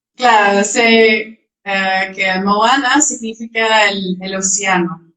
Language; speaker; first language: Spanish; non-native, fluent; Dutch